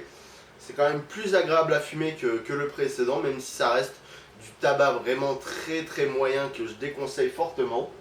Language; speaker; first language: French; native; French